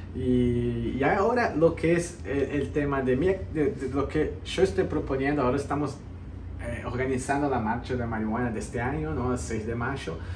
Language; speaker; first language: Spanish; early bilingual, heritage; Spanish